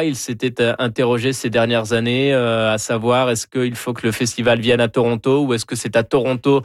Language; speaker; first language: French; native; French